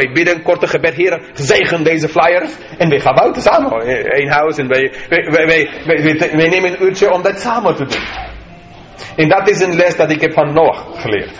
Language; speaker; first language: Dutch; non-native, fluent; English